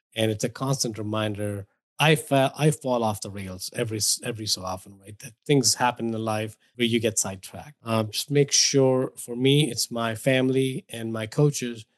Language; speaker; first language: English; non-native, local second language; Hindi